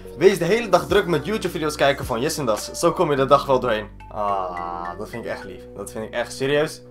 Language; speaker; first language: Dutch; early bilingual, other home language; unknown